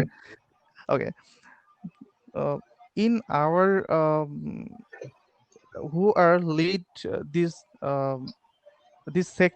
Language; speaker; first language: English; non-native, learner; Bangla